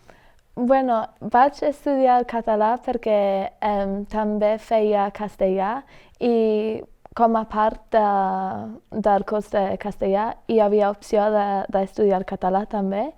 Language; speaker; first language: Catalan; non-native, fluent; English